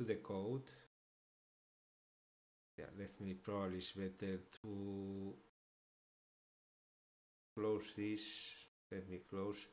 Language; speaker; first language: English; non-native, fluent; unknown